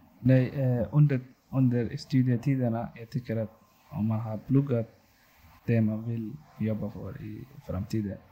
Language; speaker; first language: Swedish; non-native, local second language; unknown